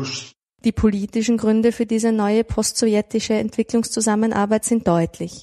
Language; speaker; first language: German; native; German